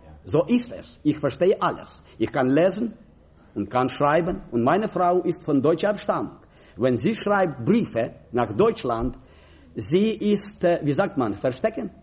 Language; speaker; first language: German; non-native, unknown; Russian